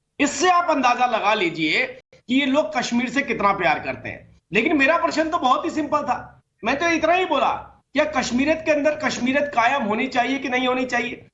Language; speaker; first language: Hindi; native; Hindi